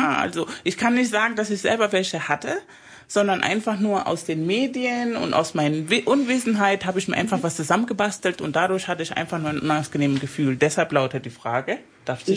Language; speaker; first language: German; early bilingual, other home language; Spanish